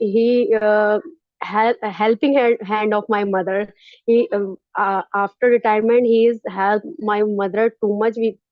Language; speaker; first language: English; non-native, learner; Urdu